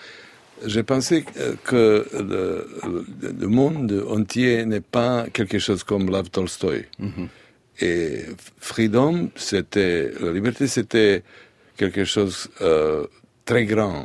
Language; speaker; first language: French; non-native, learner; Serbian